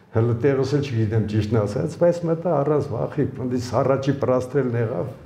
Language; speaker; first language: Armenian; early bilingual, other home language; Ukrainian